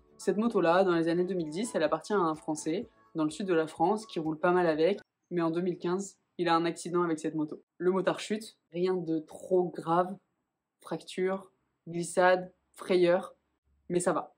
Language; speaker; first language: French; native; French